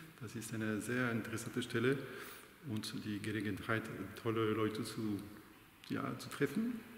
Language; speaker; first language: German; non-native, fluent; French